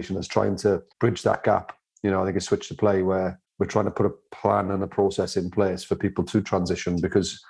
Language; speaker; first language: English; native; English